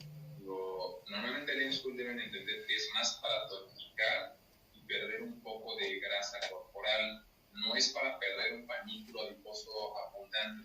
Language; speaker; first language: Spanish; native; Spanish